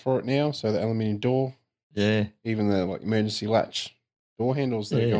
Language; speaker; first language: English; native; English